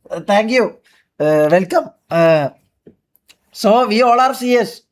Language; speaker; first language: English; non-native, learner; Malayalam